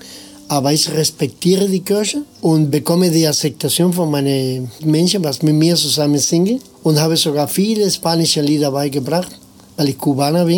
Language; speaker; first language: German; non-native, fluent; Spanish